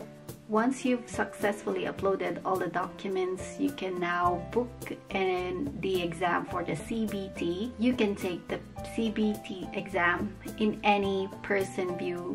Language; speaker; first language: English; non-native, local second language; Filipino